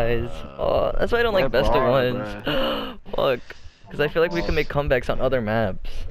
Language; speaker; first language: English; native; English